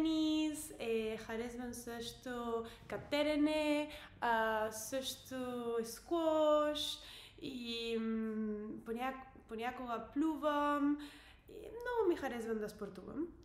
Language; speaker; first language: Bulgarian; non-native, learner; English